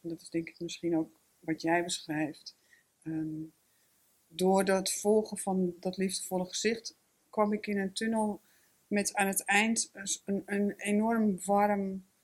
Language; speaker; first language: Dutch; native; Dutch